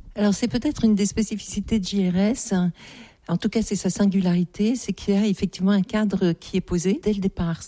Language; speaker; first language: French; native; French